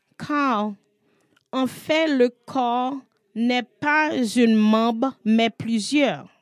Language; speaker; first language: French; non-native, learner; English